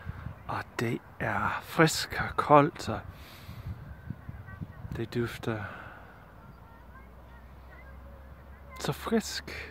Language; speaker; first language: Danish; non-native, learner; English